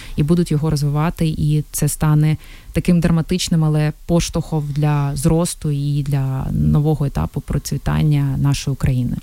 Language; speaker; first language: Ukrainian; non-native, local second language; Russian